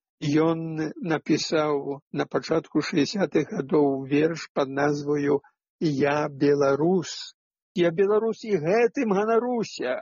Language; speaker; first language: Belarusian; native; Belarusian